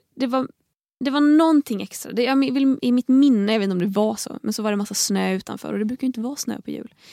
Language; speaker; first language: Swedish; native; Swedish